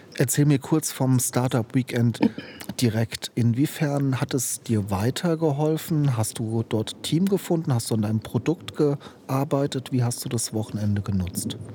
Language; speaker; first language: German; native; German